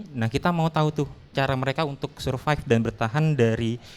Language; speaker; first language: Indonesian; native; Indonesian